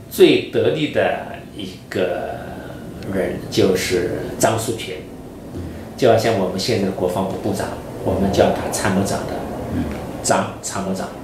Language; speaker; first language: Chinese; native; Chinese